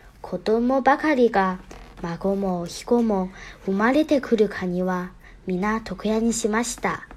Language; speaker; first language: Japanese; non-native, learner; Chinese